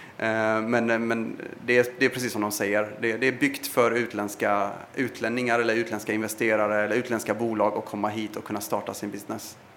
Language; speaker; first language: Swedish; early bilingual, other home language; Persian